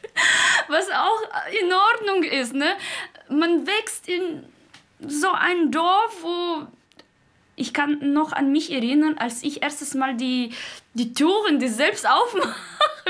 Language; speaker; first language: German; non-native, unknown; Uzbek